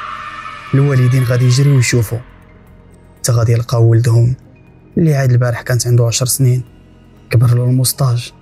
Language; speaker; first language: Arabic; native; Arabic